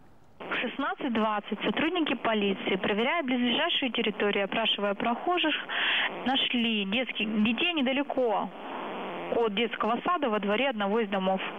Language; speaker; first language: Russian; native; Russian